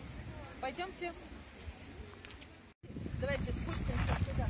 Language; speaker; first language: Russian; native; Russian